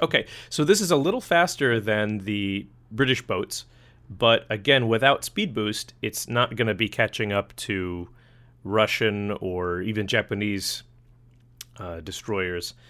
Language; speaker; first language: English; native; English